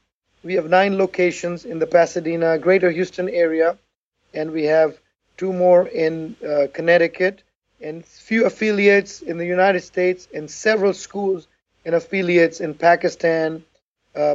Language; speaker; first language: English; non-native, local second language; Urdu